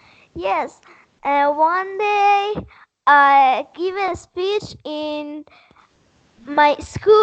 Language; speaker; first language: English; non-native, learner; Persian